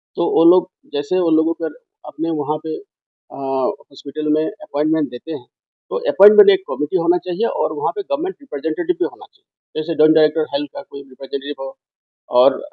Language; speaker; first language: Hindi; non-native, local second language; Assamese